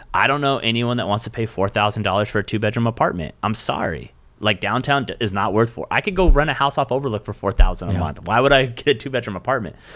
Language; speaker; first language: English; native; English